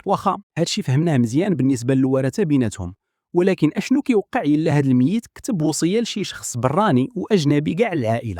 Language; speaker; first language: Arabic; native; Arabic